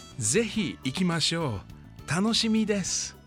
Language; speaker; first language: Japanese; non-native, fluent; English